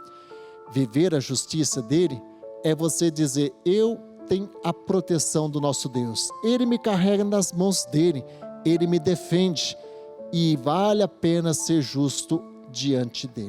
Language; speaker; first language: Portuguese; native; Portuguese